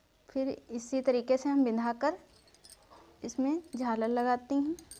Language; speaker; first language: Hindi; native; Hindi